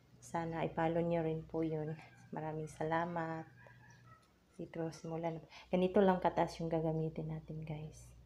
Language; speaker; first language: Filipino; non-native, local second language; Cebuano